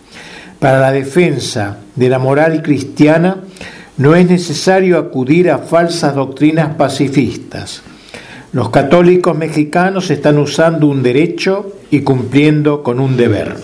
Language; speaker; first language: Spanish; native; Spanish